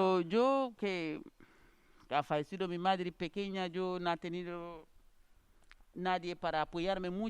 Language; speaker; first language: Spanish; non-native, learner; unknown